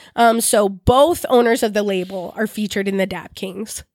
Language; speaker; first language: English; native; English